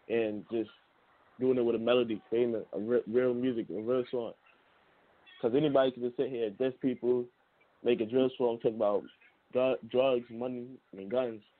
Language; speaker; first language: English; native; English